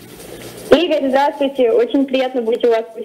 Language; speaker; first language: Russian; early bilingual, other home language; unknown